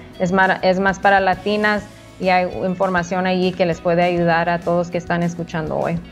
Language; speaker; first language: Spanish; early bilingual, heritage; Spanish